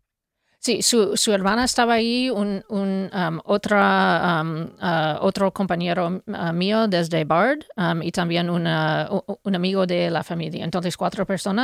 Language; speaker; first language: Spanish; non-native, fluent; English